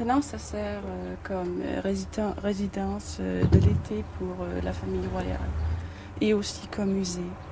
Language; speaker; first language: French; non-native, fluent; Danish